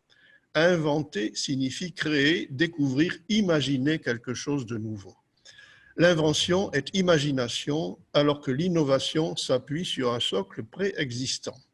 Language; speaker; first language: French; native; French